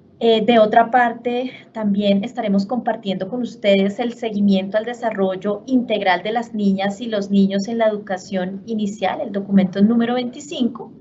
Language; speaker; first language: Spanish; native; Spanish